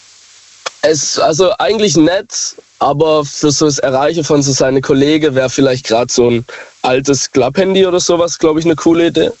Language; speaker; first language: German; native; German